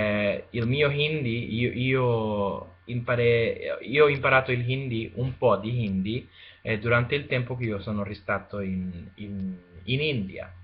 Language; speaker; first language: Italian; non-native, learner; Spanish